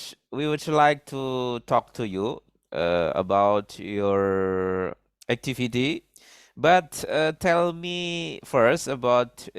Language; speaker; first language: English; non-native, learner; Indonesian